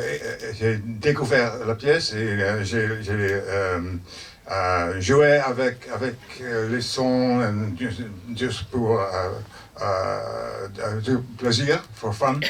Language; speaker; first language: French; non-native, learner; Dutch